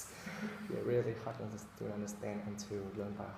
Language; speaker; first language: English; non-native, fluent; Vietnamese